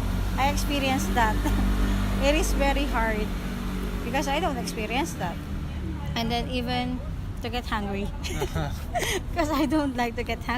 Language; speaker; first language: English; non-native, learner; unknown